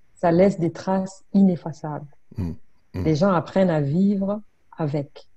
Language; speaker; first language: French; non-native, local second language; Kinyarwanda